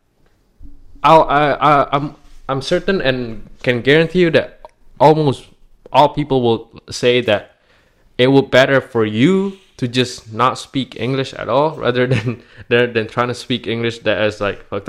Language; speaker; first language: English; non-native, fluent; Indonesian